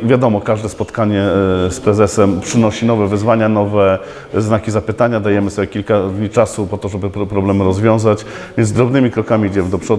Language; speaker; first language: Polish; native; Polish